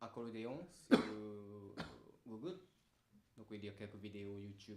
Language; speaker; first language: French; non-native, learner; Japanese